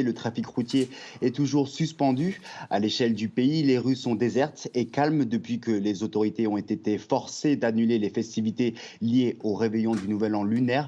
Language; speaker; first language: French; native; French